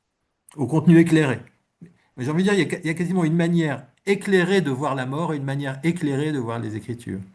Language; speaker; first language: French; native; French